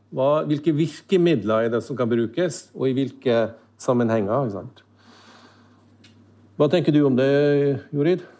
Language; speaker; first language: Norwegian; native; Norwegian